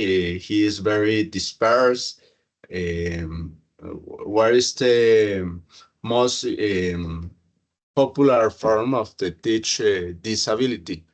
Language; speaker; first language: English; non-native, learner; Spanish